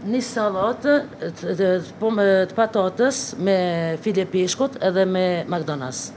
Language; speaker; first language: Albanian; native; Albanian